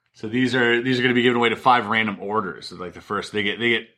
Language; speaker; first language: English; early bilingual, other home language; German